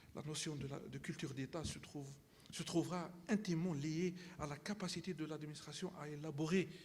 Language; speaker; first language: French; non-native, local second language; Arabic